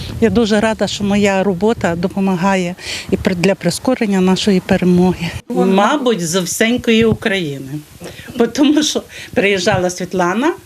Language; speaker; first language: Ukrainian; native; Ukrainian